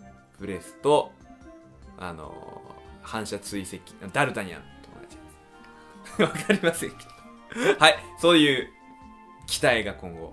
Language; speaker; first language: Japanese; native; Japanese